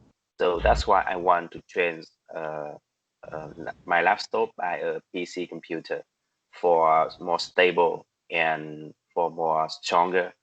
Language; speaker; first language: English; non-native, learner; Vietnamese